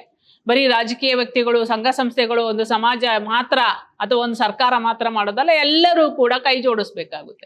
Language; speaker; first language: Kannada; native; Kannada